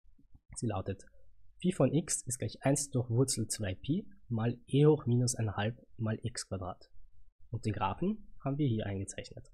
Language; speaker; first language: German; native; German